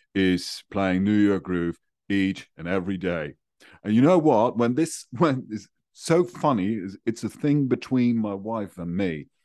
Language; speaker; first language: English; non-native, fluent; German